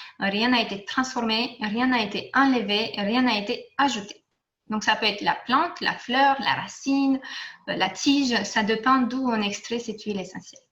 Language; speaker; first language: French; non-native, fluent; Romanian